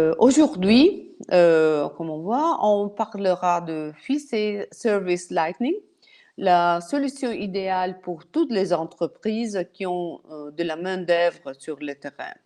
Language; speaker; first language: French; non-native, fluent; Italian